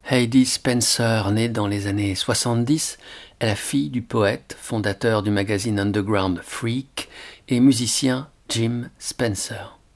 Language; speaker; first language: French; native; French